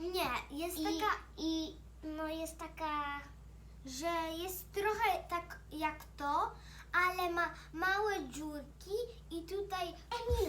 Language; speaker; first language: Polish; early bilingual, heritage; Polish